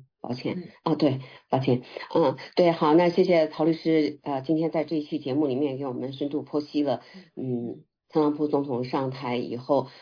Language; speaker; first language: Chinese; native; Chinese